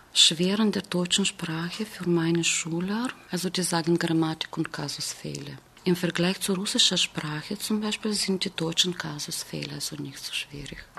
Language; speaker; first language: German; non-native, fluent; Bulgarian